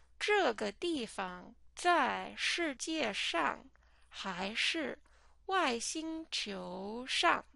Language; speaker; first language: Chinese; non-native, fluent; English